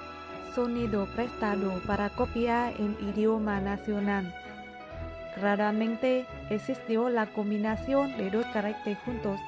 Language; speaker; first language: Spanish; non-native, learner; Vietnamese